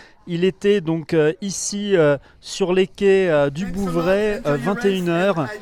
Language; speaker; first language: French; native; French